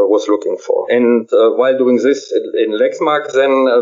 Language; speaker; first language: English; non-native, fluent; German